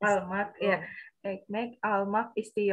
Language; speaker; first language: Turkish; non-native, learner; Indonesian